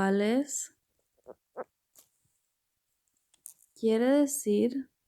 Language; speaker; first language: Spanish; early bilingual, heritage; Spanish